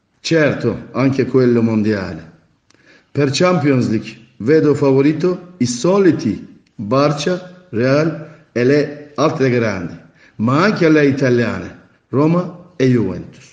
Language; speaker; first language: Italian; non-native, fluent; Turkish